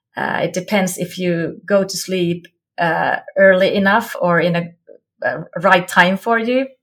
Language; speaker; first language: English; non-native, fluent; Finnish